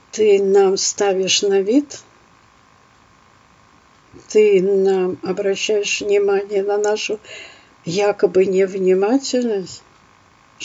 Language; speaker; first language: Russian; native; Russian